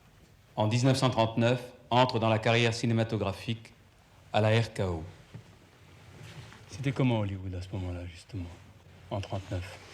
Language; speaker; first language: French; native; French